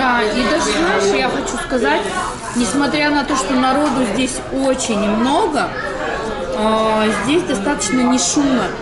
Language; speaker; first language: Russian; native; Russian